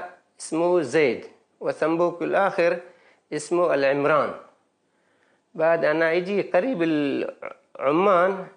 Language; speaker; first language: Arabic; non-native, learner; Baluchi